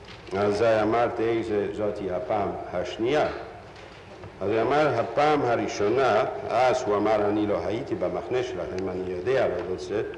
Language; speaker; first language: Hebrew; non-native, fluent; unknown